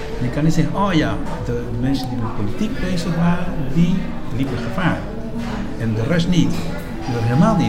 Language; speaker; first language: Dutch; non-native, fluent; Spanish